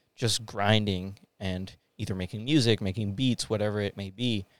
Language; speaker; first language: English; early bilingual, other home language; Hindi